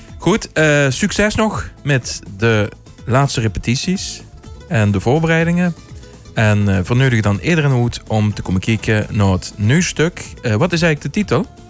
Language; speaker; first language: Dutch; native; Dutch